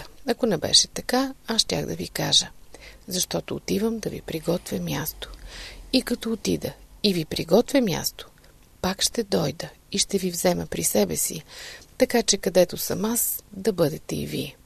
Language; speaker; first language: Bulgarian; native; Bulgarian